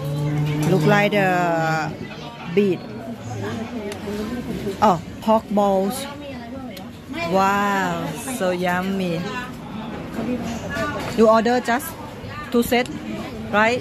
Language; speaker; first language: English; non-native, learner; Thai